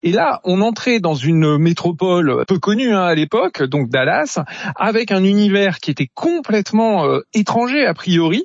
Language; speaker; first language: French; native; French